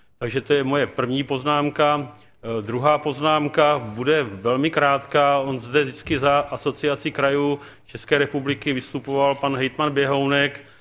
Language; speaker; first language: Czech; native; Czech